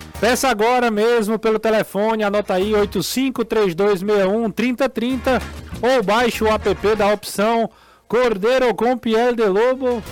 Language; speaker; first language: Portuguese; native; Portuguese